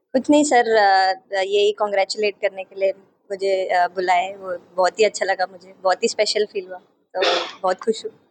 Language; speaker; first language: Hindi; native; Hindi